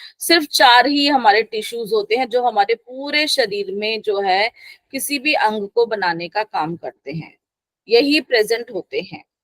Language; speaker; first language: Hindi; native; Hindi